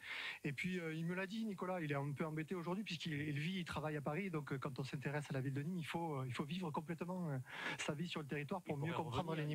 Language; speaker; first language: French; native; French